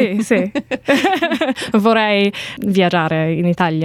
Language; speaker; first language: Italian; non-native, learner; English